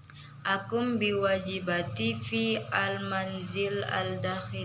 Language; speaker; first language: Arabic; non-native, learner; Indonesian